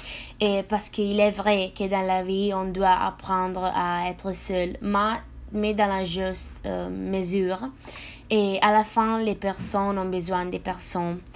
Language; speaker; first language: French; non-native, fluent; Italian